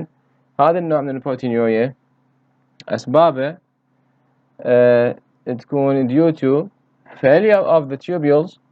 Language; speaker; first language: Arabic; native; Arabic